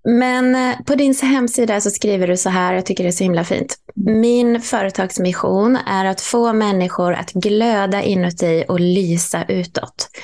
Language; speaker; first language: Swedish; native; Swedish